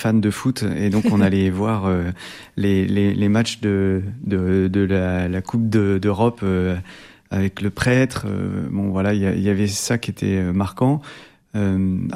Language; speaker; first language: French; native; French